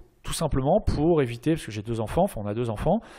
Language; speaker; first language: French; native; French